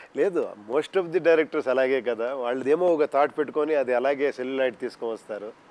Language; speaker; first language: Telugu; non-native, local second language; Kannada